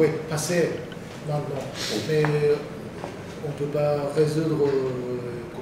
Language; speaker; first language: French; non-native, learner; Japanese